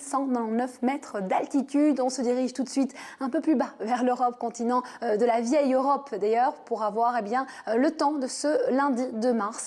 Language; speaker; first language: French; native; French